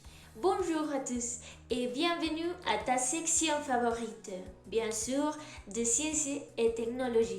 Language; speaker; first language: French; non-native, learner; Spanish